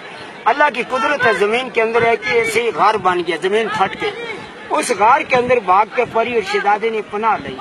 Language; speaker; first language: Hindi; non-native, local second language; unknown